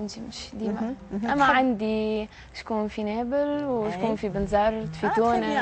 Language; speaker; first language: Arabic; early bilingual, heritage; English